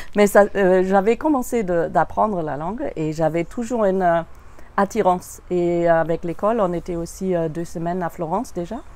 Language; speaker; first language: French; non-native, fluent; German